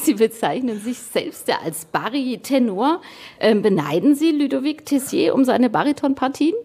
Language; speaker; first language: German; native; German